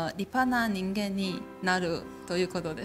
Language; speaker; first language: Japanese; non-native, learner; Chinese